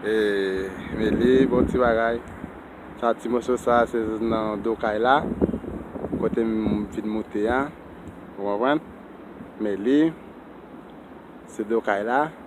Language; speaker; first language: French; non-native, learner; Haitian Creole